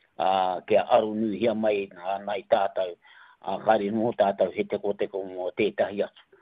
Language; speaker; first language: Māori; native; Māori